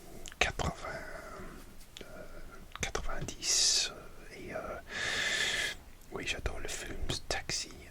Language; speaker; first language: French; non-native, learner; English